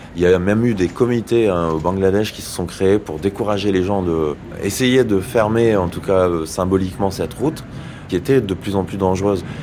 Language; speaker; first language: French; native; French